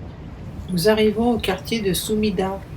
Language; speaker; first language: French; native; French